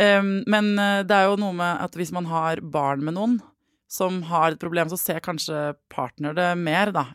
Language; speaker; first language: Norwegian; native; Norwegian